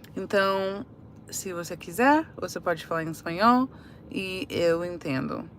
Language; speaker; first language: Portuguese; early bilingual, other home language; English